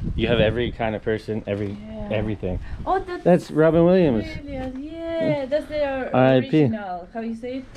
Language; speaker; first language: English; non-native, fluent; Croatian